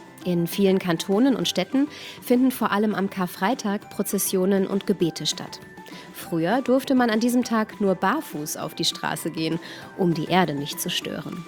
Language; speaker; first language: German; native; German